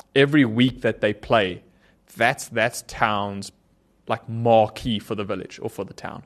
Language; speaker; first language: English; native; English